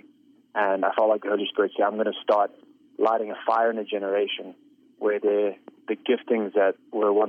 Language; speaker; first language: English; native; English